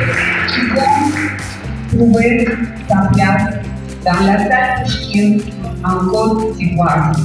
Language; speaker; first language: French; non-native, fluent; Russian